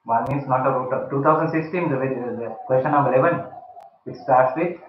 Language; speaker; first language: English; non-native, local second language; Sinhala